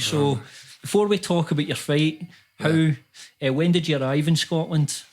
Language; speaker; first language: English; native; English